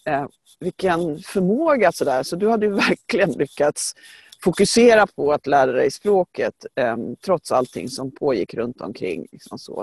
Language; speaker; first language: Swedish; native; Swedish